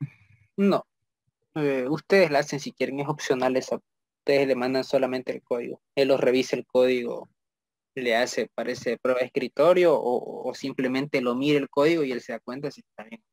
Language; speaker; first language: Spanish; native; Spanish